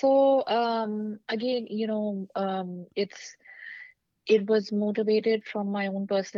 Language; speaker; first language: English; non-native, local second language; Hindi